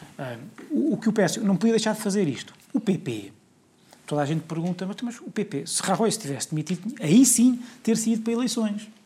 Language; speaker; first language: Portuguese; native; Portuguese